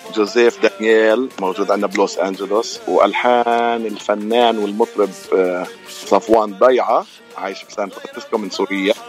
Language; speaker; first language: Arabic; native; Arabic